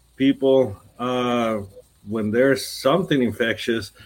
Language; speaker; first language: English; non-native, fluent; Spanish